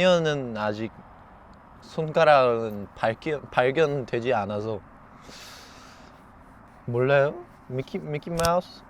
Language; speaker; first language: Korean; non-native, fluent; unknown